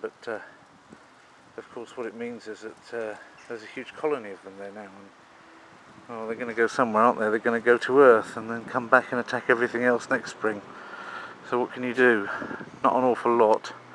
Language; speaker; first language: English; native; English